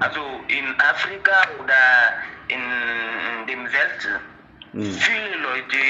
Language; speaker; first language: German; non-native, learner; French